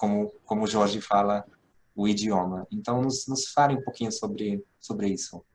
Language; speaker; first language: Portuguese; non-native, fluent; Hungarian